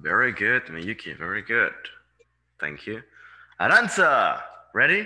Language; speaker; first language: English; non-native, fluent; Spanish